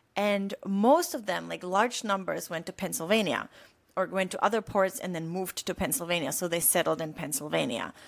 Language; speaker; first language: English; non-native, fluent; German